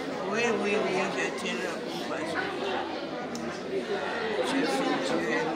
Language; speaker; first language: French; non-native, local second language; Guadeloupean Creole French